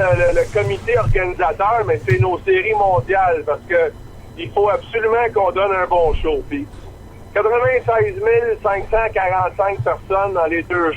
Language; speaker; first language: French; native; French